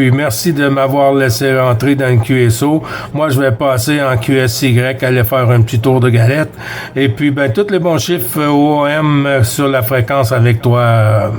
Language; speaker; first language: French; native; French